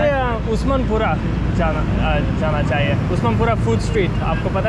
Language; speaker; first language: Hindi; non-native, fluent; English